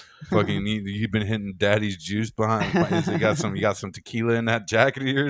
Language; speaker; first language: English; native; English